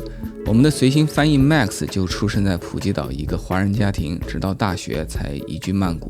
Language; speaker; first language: Chinese; native; Chinese